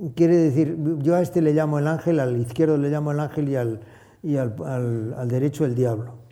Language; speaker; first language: Spanish; native; Spanish